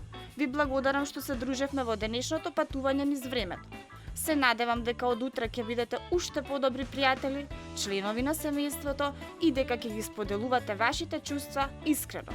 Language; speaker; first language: Macedonian; native; Macedonian